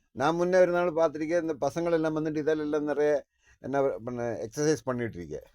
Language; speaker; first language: Tamil; non-native, local second language; Malayalam